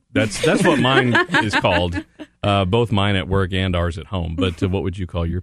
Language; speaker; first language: English; native; English